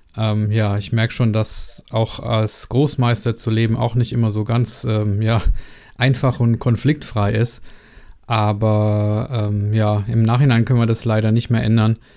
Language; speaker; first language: German; non-native, learner; Czech